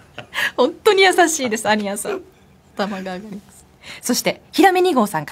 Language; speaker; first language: Japanese; native; Japanese